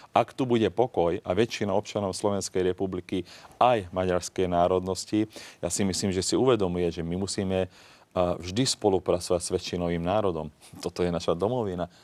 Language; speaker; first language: Slovak; non-native, local second language; Hungarian